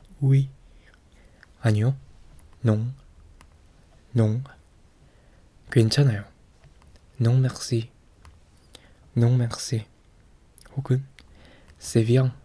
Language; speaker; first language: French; non-native, learner; Korean